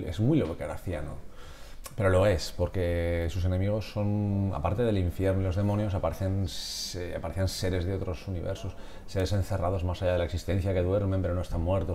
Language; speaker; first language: Spanish; native; Spanish